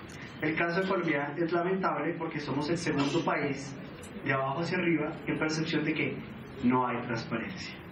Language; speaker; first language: Spanish; native; Spanish